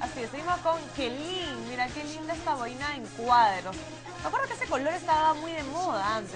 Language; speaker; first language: Spanish; native; Spanish